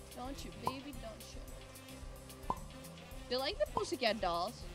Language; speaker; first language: English; non-native, fluent; Latvian